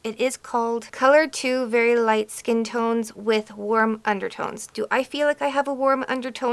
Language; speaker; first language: English; native; English